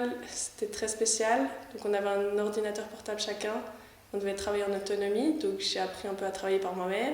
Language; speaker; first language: French; native; French